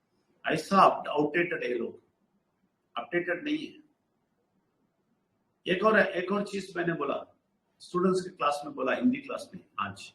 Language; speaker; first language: Hindi; non-native, local second language; Telugu